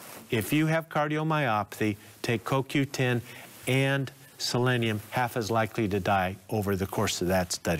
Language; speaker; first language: English; native; English